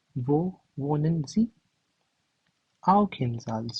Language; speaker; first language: German; non-native, learner; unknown